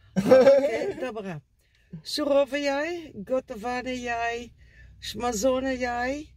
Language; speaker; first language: Polish; non-native, learner; Dutch